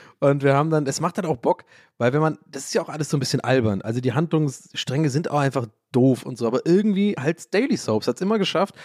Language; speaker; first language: German; early bilingual, other home language; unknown